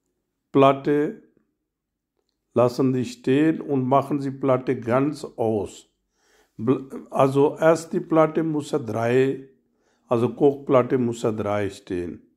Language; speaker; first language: German; non-native, learner; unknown